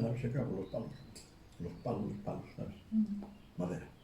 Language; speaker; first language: Spanish; native; Spanish